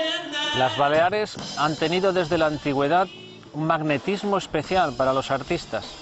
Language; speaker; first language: Spanish; native; Spanish